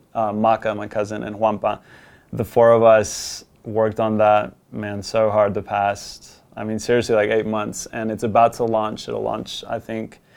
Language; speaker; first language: English; native; English